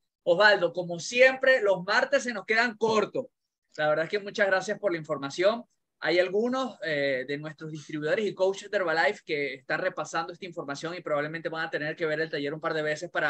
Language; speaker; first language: Spanish; native; Spanish